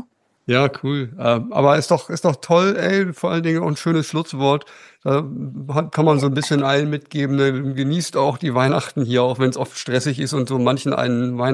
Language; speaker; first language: German; native; German